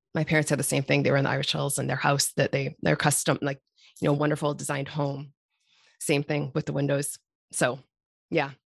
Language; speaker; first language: English; native; English